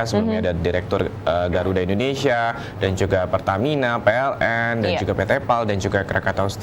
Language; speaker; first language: Indonesian; native; Indonesian